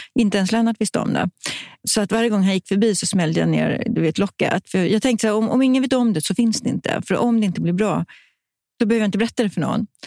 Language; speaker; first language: Swedish; native; Swedish